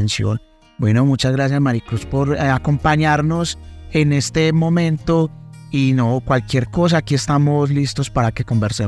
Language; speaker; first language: Spanish; native; Spanish